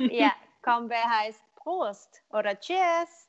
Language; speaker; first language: German; non-native, learner; Korean